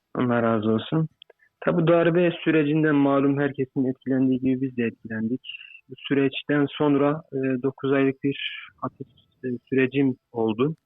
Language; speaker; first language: Turkish; native; Turkish